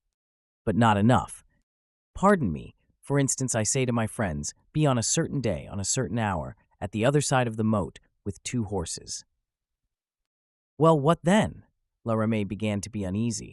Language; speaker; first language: English; native; English